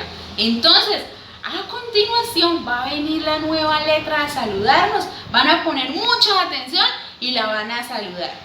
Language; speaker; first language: Spanish; native; Spanish